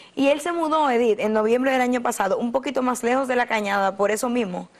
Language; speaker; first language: Spanish; native; Spanish